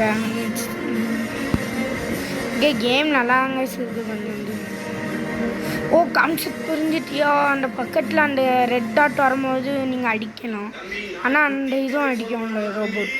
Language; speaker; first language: Tamil; native; Tamil